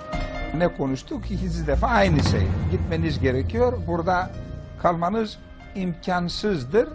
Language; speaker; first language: Turkish; non-native, fluent; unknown